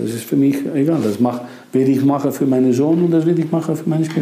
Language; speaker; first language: German; non-native, fluent; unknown